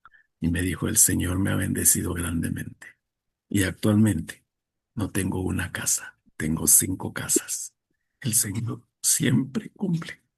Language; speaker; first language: Spanish; native; Spanish